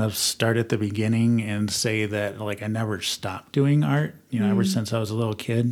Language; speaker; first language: English; native; English